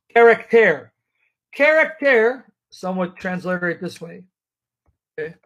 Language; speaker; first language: English; native; English